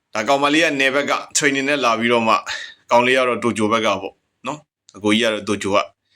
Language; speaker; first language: Burmese; native; Burmese